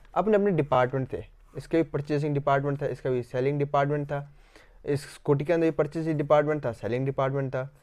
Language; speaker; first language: Hindi; native; Hindi